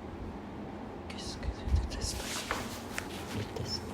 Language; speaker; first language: French; non-native, learner; Khmer